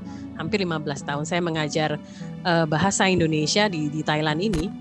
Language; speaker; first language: Indonesian; non-native, fluent; Thai